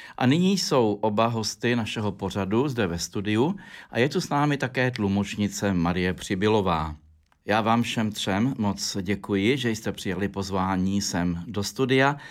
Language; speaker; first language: Czech; native; Czech